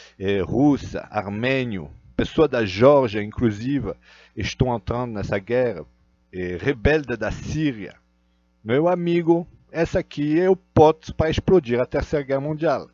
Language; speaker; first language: Portuguese; non-native, fluent; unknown